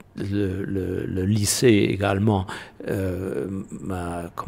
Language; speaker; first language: French; non-native, fluent; German